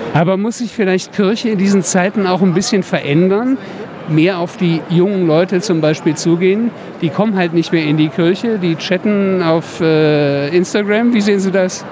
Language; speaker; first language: German; native; German